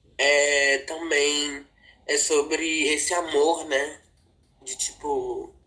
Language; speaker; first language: Portuguese; non-native, local second language; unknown